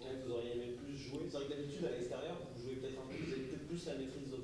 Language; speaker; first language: French; native; French